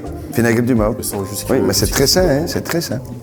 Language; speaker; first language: French; non-native, local second language; Dutch